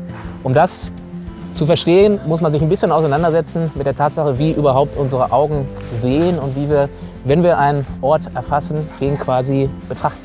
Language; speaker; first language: German; native; German